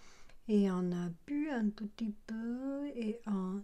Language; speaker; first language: French; non-native, learner; Chinese